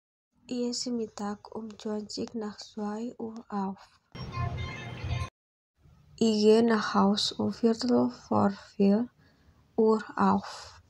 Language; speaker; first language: German; non-native, learner; Indonesian